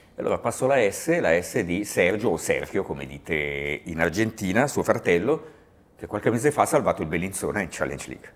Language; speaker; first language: Italian; native; Italian